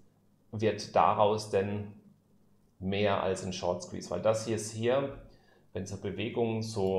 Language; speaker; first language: German; native; German